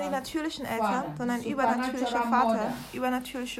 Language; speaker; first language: German; native; German